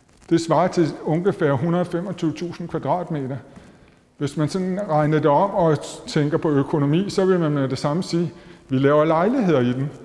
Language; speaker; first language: Danish; native; Danish